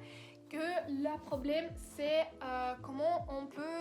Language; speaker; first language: French; non-native, learner; Russian